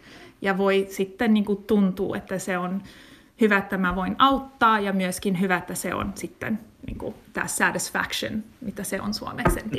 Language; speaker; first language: Finnish; non-native, learner; English